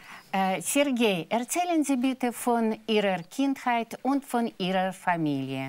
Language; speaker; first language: German; non-native, fluent; Russian